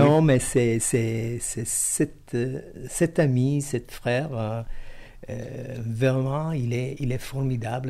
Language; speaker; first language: French; non-native, fluent; Italian